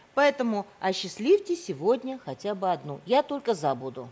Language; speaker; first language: Russian; native; Russian